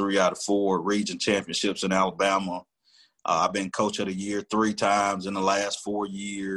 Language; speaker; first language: English; native; English